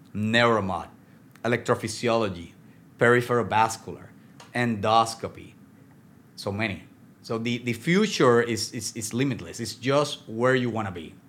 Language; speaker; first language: English; non-native, fluent; Spanish